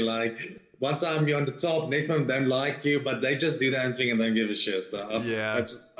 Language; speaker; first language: English; non-native, local second language; Afrikaans